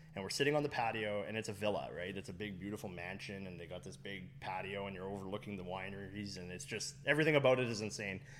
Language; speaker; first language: English; native; English